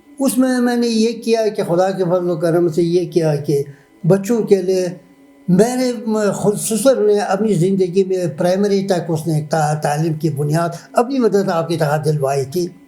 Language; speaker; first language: Urdu; non-native, local second language; Persian